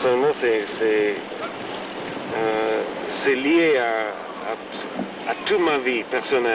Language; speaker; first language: French; non-native, fluent; English